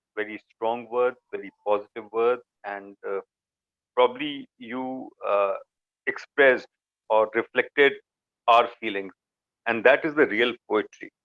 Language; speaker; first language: English; non-native, local second language; Hindi